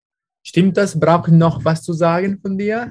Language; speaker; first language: German; non-native, fluent; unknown